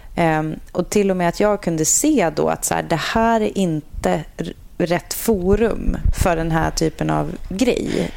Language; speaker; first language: Swedish; native; Swedish